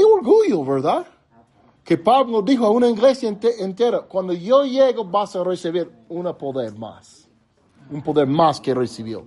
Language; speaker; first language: Spanish; non-native, fluent; English